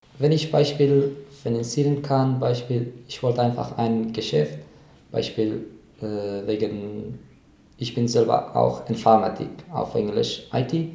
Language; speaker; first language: German; non-native, learner; Persian